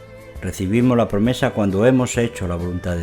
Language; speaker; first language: Spanish; native; Spanish